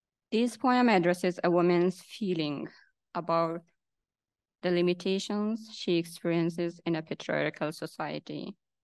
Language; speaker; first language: English; non-native, local second language; Hazaragi